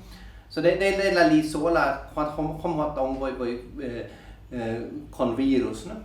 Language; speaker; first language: Vietnamese; non-native, learner; Swedish